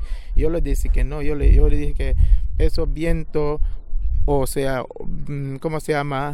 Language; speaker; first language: Spanish; non-native, local second language; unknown